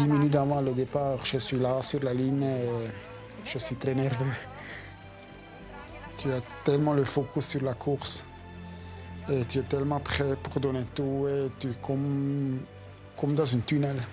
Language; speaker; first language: French; non-native, local second language; German